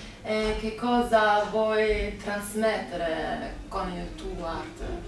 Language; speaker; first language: Italian; non-native, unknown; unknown